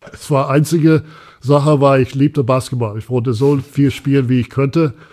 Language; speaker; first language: German; early bilingual, heritage; English